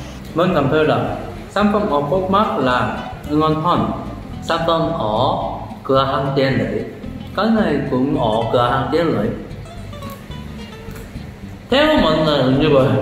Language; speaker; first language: Vietnamese; non-native, learner; Korean